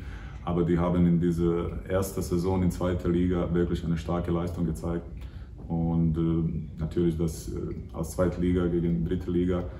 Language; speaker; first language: German; non-native, fluent; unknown